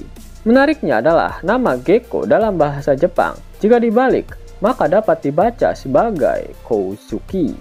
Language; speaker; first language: Indonesian; native; Indonesian